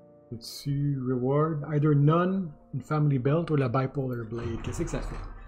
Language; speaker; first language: French; native; French